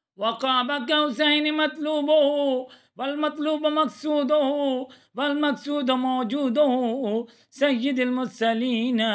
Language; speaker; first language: Urdu; native; Urdu